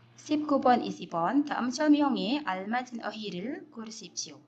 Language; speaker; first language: Korean; non-native, fluent; Indonesian